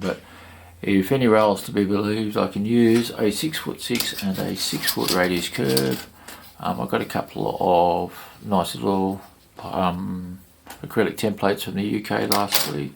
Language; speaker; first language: English; native; English